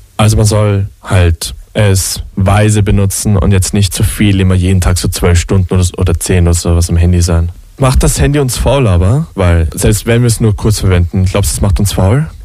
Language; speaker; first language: German; native; German